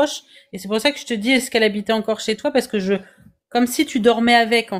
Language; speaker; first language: French; native; French